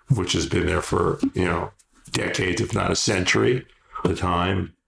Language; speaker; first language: English; early bilingual, other home language; Polish